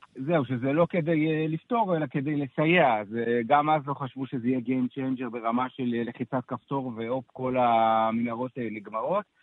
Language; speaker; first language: Hebrew; native; Hebrew